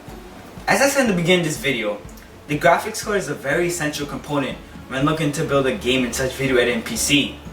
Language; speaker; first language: English; native; English